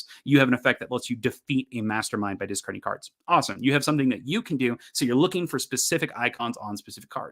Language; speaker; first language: English; native; English